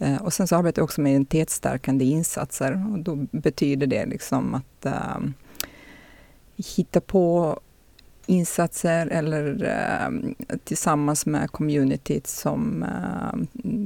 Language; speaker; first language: Swedish; native; Swedish